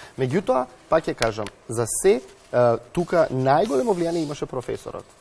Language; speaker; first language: Macedonian; native; Macedonian